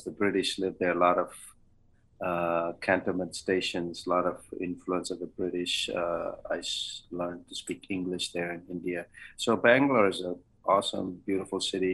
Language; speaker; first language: English; non-native, local second language; Kannada